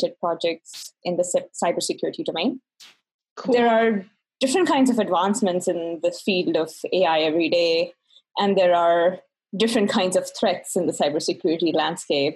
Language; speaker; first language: English; non-native, local second language; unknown